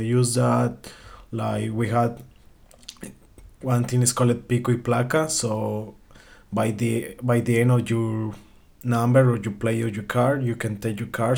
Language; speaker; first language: English; non-native, learner; Spanish